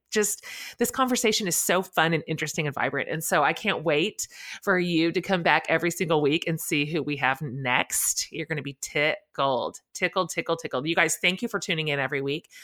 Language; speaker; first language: English; native; English